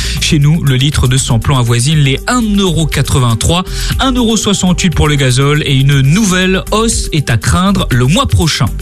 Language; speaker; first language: French; native; French